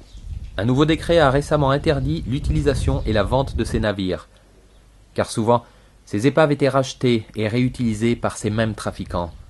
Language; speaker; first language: French; native; French